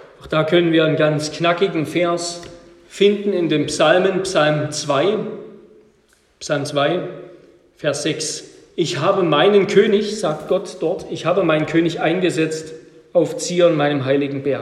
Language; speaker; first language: German; native; German